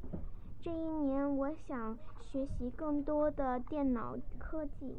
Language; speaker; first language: Chinese; early bilingual, other home language; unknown